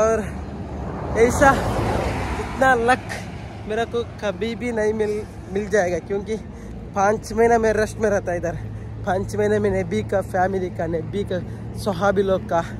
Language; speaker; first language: Hindi; non-native, local second language; Kannada